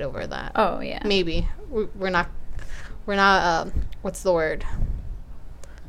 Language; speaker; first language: English; early bilingual, other home language; Spanish